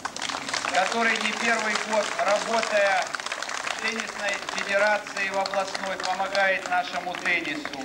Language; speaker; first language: Russian; native; Russian